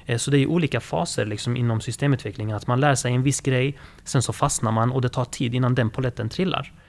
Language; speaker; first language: Swedish; early bilingual, other home language; Arabic